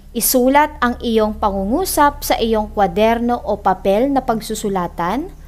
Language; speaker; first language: Filipino; native; Filipino